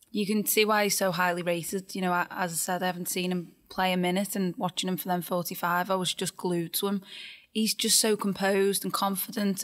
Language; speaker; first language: English; native; English